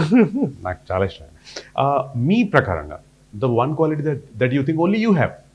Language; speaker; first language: Telugu; native; Telugu